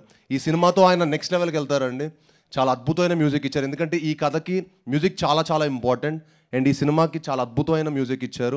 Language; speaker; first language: Telugu; native; Telugu